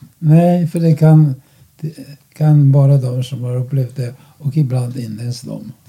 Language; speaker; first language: Swedish; non-native, fluent; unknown